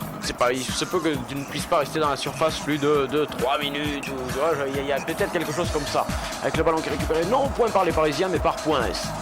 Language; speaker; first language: French; native; French